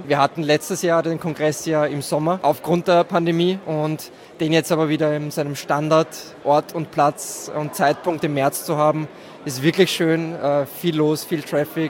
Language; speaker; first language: German; native; German